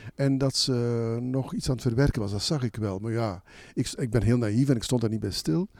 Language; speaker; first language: Dutch; native; Dutch